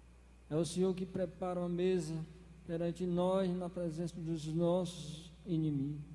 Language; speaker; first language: Portuguese; native; Portuguese